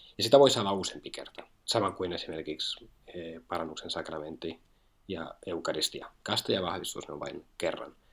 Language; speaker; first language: Finnish; non-native, fluent; Spanish